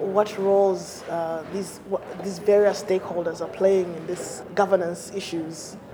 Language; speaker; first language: English; non-native, local second language; Bemba